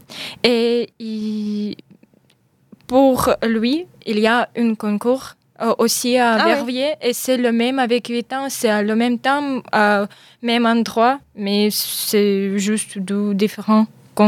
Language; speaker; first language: French; non-native, learner; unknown